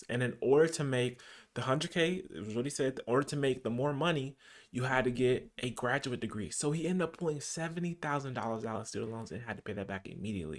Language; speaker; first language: English; native; English